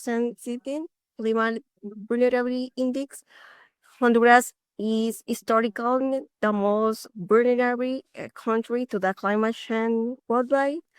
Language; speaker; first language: English; non-native, learner; Spanish